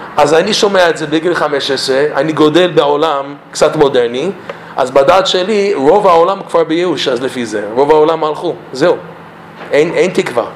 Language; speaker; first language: Hebrew; non-native, fluent; English